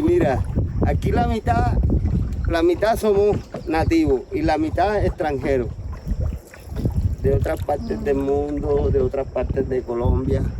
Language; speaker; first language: Spanish; native; Spanish